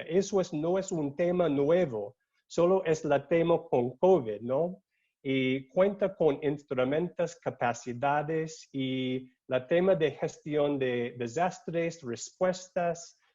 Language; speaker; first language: Spanish; non-native, learner; English